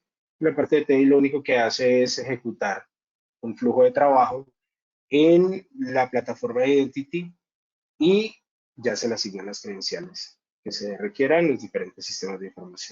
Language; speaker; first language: Spanish; native; Spanish